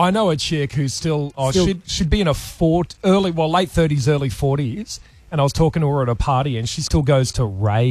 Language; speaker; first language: English; native; English